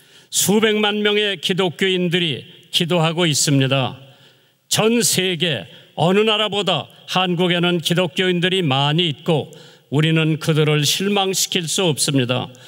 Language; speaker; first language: Korean; native; Korean